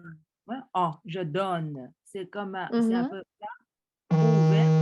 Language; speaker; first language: French; early bilingual, other home language; Korean